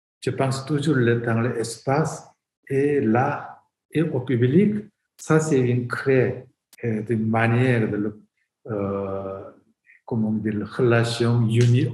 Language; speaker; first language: French; non-native, fluent; Korean